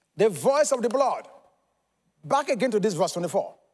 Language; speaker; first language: English; non-native, local second language; Yoruba